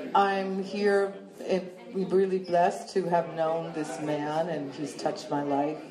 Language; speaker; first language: English; early bilingual, other home language; Spanish